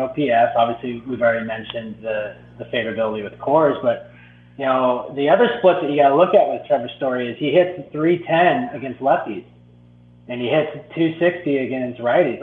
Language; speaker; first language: English; native; English